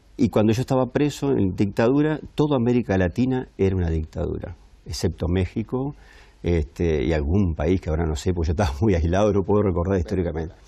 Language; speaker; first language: Spanish; native; Spanish